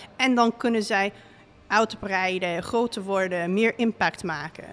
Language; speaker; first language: Dutch; non-native, fluent; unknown